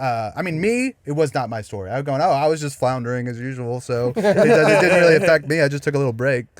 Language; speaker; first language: English; native; English